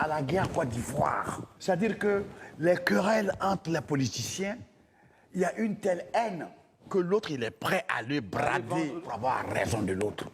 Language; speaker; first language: French; non-native, local second language; Dyula